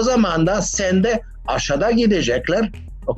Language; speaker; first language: Turkish; non-native, learner; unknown